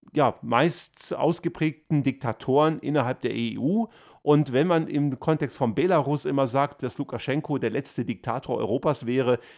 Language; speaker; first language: German; early bilingual, other home language; Croatian